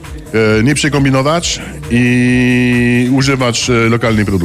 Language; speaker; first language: Polish; non-native, fluent; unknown